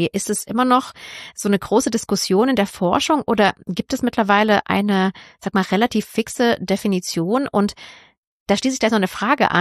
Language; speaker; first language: German; native; German